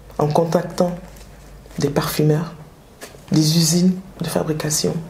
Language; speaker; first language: French; early bilingual, other home language; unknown